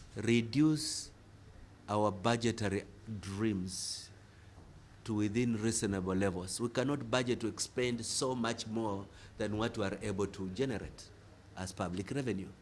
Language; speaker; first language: English; non-native, local second language; Swahili